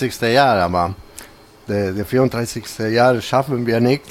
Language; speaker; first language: German; non-native, fluent; Italian